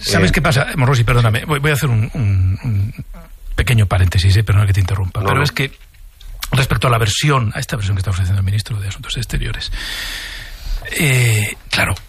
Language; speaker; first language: Spanish; native; Spanish